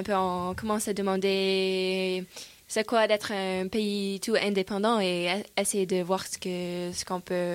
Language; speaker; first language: French; non-native, fluent; English